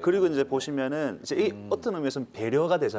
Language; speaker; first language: Korean; native; Korean